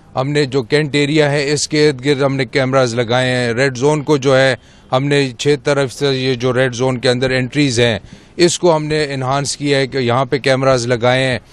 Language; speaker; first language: Urdu; non-native, local second language; Pashto